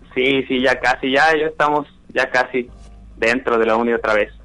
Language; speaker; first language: Spanish; native; Spanish